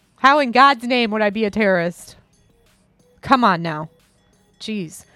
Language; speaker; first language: English; early bilingual, other home language; German